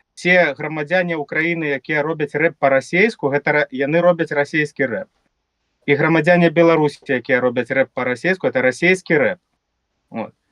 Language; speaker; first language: Belarusian; non-native, local second language; Russian